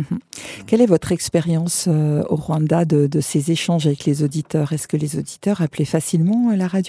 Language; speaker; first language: French; native; French